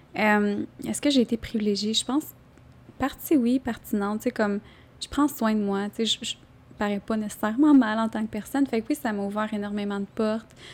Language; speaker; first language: French; native; French